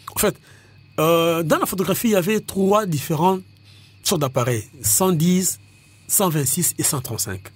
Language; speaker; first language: French; non-native, local second language; Lingala